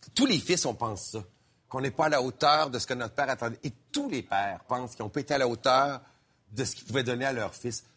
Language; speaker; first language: French; native; French